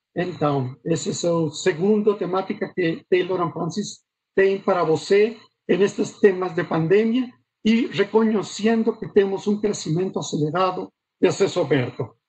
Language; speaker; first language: Portuguese; non-native, learner; Spanish